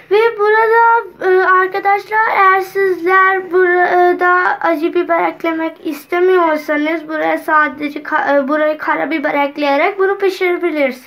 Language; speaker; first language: Turkish; non-native, learner; Urdu